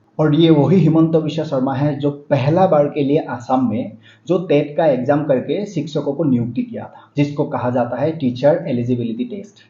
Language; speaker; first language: Hindi; non-native, local second language; Assamese